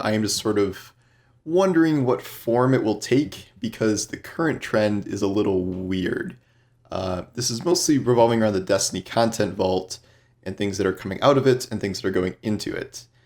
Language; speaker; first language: English; native; English